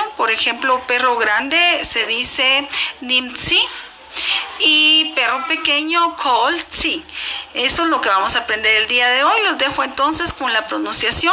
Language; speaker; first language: Spanish; non-native, local second language; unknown